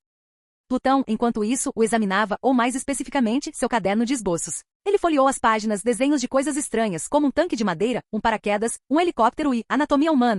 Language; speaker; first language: Portuguese; native; Portuguese